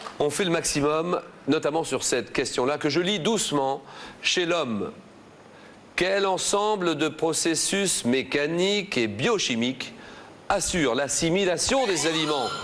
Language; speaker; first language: French; native; French